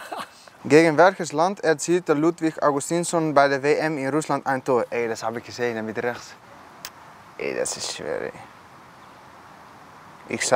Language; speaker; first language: German; non-native, learner; Dutch